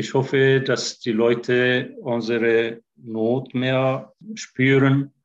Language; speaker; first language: German; non-native, fluent; Arabic